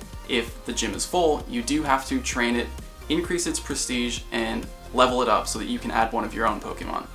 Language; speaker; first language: English; native; English